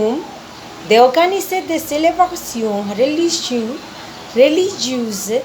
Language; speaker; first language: French; non-native, learner; Spanish